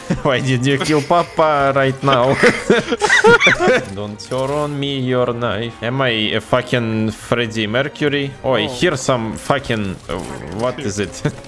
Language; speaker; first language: English; non-native, learner; Russian